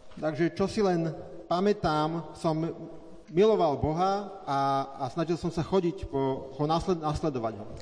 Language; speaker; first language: Slovak; native; Slovak